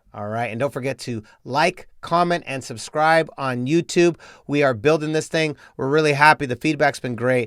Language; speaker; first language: English; native; English